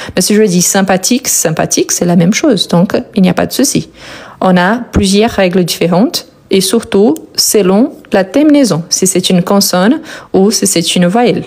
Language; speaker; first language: French; native; French